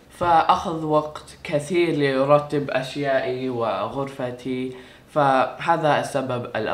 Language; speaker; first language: Arabic; early bilingual, heritage; Arabic